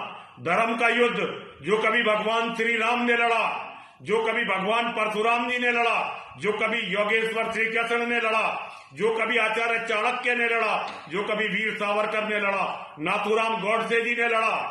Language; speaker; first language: Hindi; native; Hindi